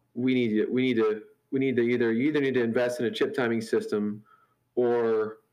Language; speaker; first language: English; native; English